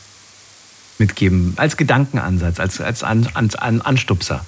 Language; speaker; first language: German; native; German